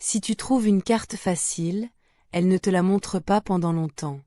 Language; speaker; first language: French; non-native, fluent; Portuguese